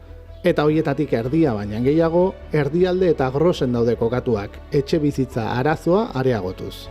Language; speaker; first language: Basque; native; Basque